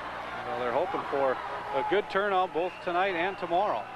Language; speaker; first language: English; native; English